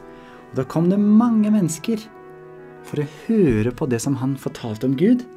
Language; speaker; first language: Norwegian; native; Norwegian